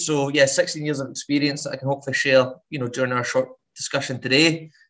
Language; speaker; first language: English; native; English